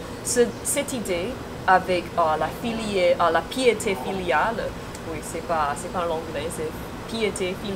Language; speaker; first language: French; non-native, fluent; Chinese